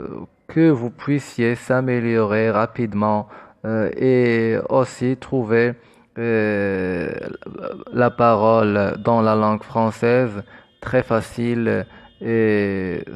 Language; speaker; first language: French; non-native, fluent; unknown